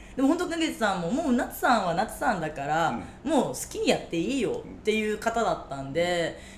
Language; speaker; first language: Japanese; native; Japanese